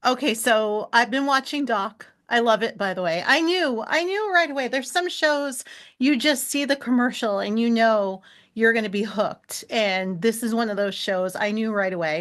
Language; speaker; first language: English; native; English